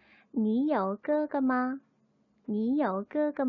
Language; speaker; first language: Chinese; non-native, fluent; Korean